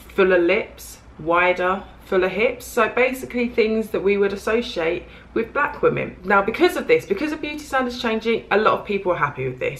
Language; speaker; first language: English; native; English